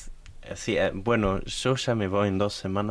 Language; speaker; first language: Spanish; non-native, fluent; German